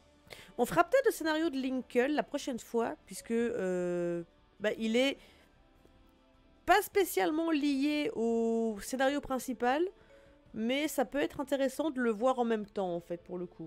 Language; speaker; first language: French; native; French